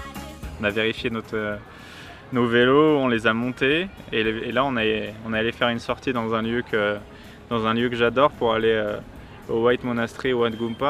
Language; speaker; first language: French; native; French